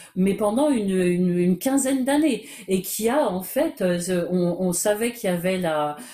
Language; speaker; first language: French; native; French